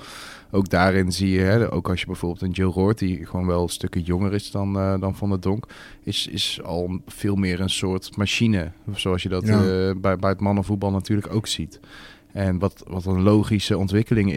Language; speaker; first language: Dutch; native; Dutch